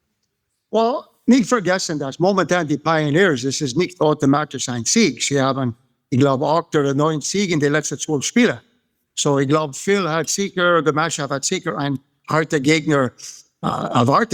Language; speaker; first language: German; non-native, fluent; English